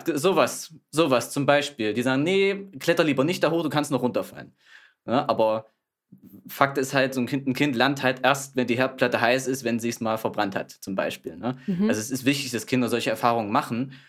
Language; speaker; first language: German; native; German